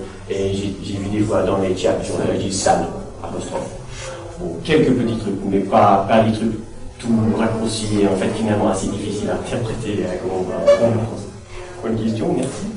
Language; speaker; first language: French; non-native, fluent; English